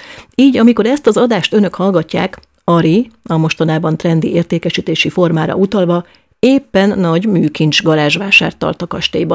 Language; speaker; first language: Hungarian; native; Hungarian